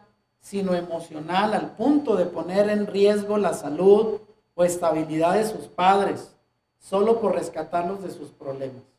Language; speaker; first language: Spanish; native; Spanish